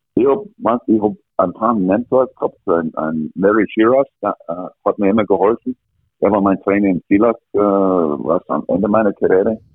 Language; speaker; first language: German; non-native, fluent; English